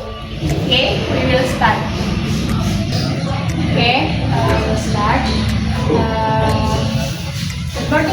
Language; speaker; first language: English; non-native, learner; Indonesian